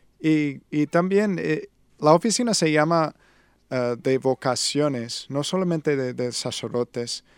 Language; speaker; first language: Spanish; non-native, learner; English